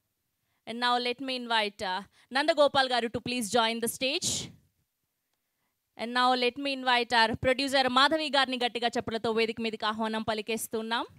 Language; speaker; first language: Telugu; native; Telugu